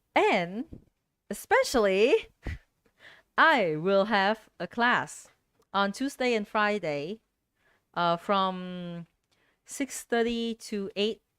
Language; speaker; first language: English; non-native, fluent; Vietnamese